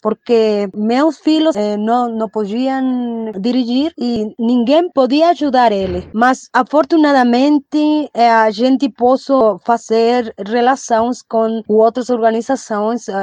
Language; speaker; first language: Portuguese; non-native, fluent; Spanish